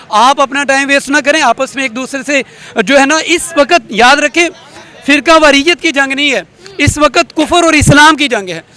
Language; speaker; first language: Urdu; non-native, local second language; Punjabi